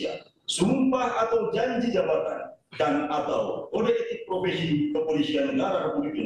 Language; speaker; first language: Indonesian; native; Indonesian